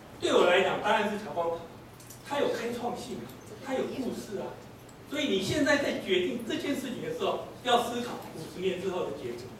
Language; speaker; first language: Chinese; native; Chinese